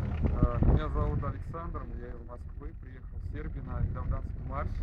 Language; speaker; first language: Russian; native; Russian